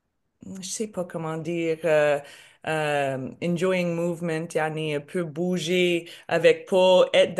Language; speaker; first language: French; non-native, learner; English